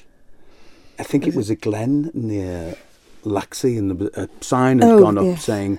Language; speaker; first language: English; native; English